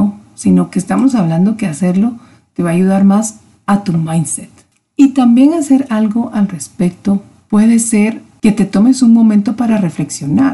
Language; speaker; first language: Spanish; native; Spanish